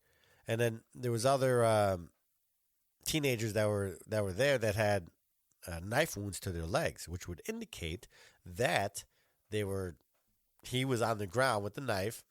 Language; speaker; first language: English; native; English